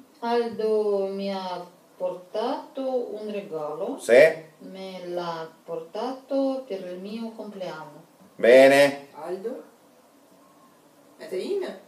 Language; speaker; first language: Italian; non-native, learner; Russian